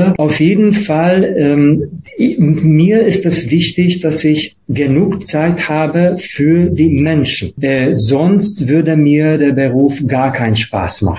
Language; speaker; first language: German; non-native, fluent; Hungarian